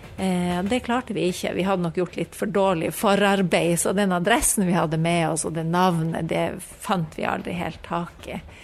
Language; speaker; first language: Norwegian; native; Norwegian